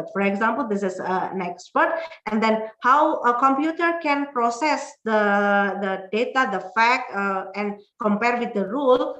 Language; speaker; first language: English; non-native, fluent; Indonesian